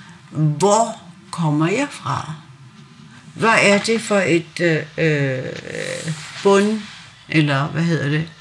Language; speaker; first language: Danish; non-native, local second language; Kalaallisut